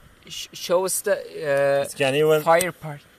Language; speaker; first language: English; non-native, learner; Turkish